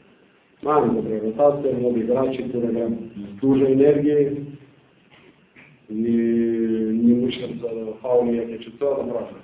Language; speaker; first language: Polish; non-native, learner; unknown